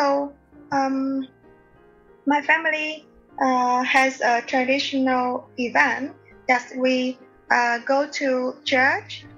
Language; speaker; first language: English; non-native, learner; Vietnamese